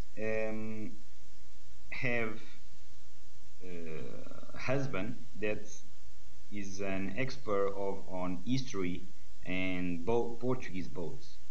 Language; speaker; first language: English; non-native, learner; Portuguese